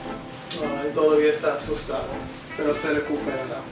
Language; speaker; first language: Spanish; non-native, learner; English